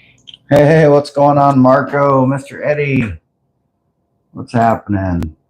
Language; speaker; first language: English; native; English